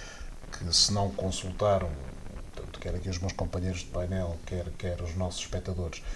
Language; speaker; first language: Portuguese; native; Portuguese